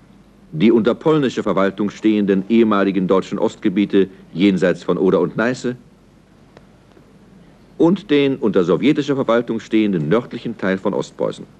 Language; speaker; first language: German; native; German